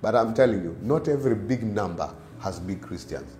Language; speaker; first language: English; non-native, local second language; Swahili